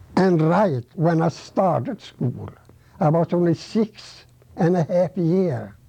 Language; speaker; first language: English; non-native, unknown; Swedish